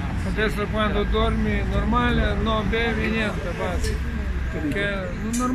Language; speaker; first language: Italian; non-native, learner; Lithuanian